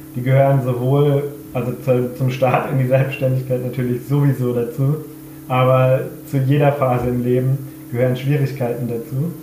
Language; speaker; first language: German; native; German